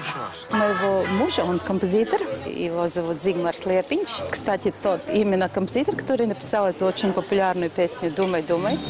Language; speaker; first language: Russian; non-native, local second language; Latvian